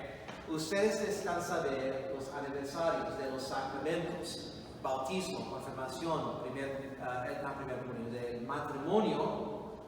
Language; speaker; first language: Spanish; non-native, fluent; English